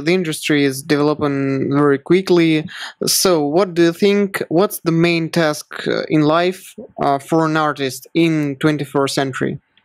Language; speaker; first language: English; non-native, learner; Russian